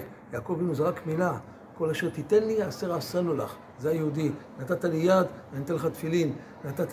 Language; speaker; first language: Hebrew; native; Hebrew